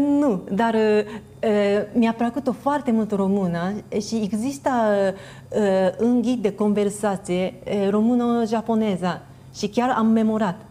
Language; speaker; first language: Romanian; non-native, fluent; Japanese